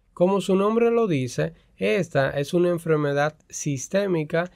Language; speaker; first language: Spanish; native; Spanish